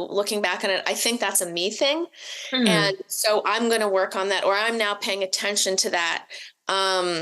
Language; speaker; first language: English; native; English